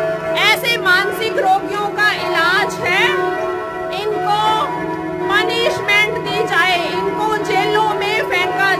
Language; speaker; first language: Hindi; native; Hindi